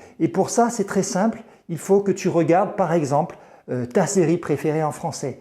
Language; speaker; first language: French; native; French